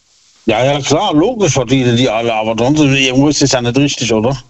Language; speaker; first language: German; native; German